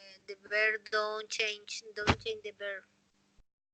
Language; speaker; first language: English; non-native, learner; Spanish